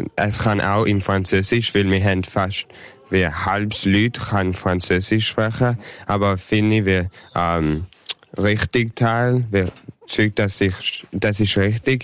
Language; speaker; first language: German; early bilingual, heritage; English